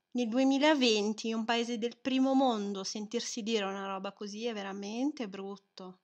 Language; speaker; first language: Italian; non-native, fluent; Portuguese